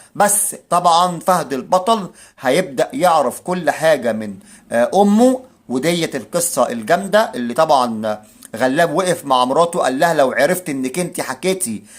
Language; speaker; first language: Arabic; native; Arabic